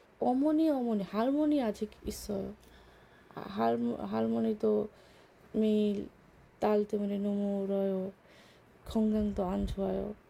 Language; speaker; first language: Korean; non-native, learner; Bangla